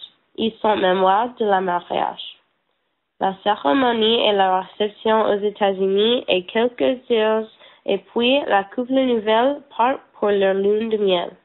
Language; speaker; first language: French; non-native, learner; English